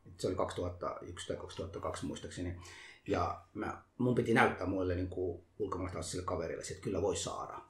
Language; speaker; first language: Finnish; non-native, fluent; Somali